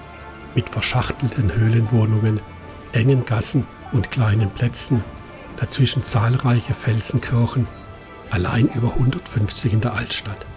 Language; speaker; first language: German; native; German